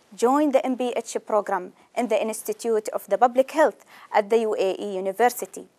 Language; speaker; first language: English; non-native, fluent; Arabic